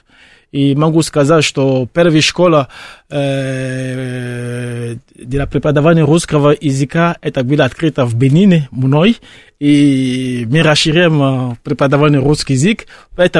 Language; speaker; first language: Russian; non-native, fluent; Fon